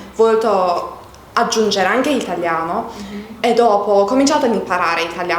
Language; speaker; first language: Italian; non-native, learner; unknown